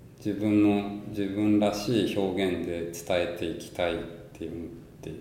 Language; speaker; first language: Japanese; early bilingual, heritage; Japanese